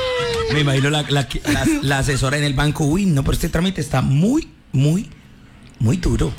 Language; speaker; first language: Spanish; native; Spanish